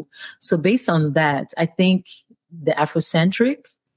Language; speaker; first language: English; non-native, local second language; Yoruba